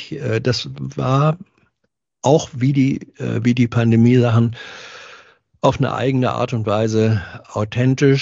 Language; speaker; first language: German; native; German